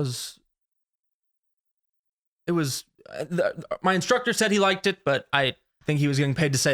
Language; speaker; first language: English; native; English